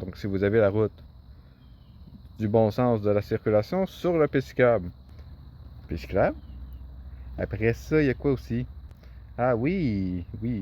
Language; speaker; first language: French; native; French